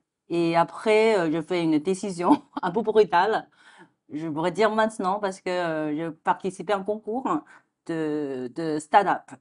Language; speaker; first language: French; non-native, fluent; Chinese